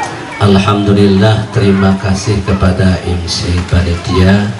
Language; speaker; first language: Indonesian; non-native, local second language; Sasak